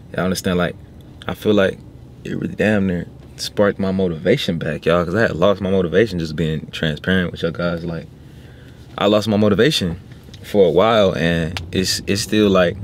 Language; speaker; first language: English; native; English